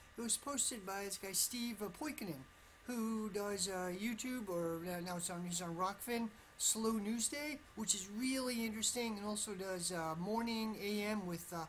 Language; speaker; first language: English; native; English